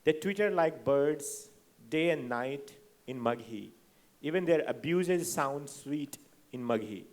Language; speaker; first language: English; non-native, local second language; Hindi